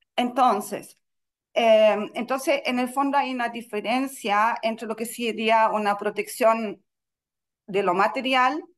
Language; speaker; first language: Spanish; non-native, fluent; Russian